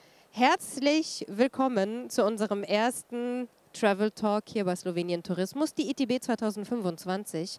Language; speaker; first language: German; native; German